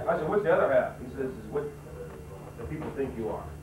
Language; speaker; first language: English; native; English